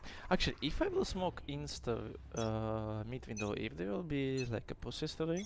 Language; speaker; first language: English; non-native, fluent; Russian